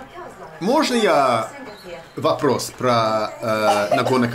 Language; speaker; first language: Russian; non-native, learner; English